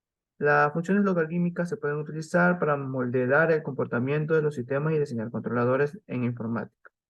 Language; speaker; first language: Spanish; native; Spanish